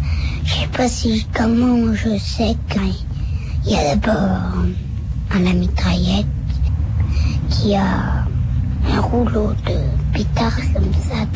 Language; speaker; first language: French; early bilingual, other home language; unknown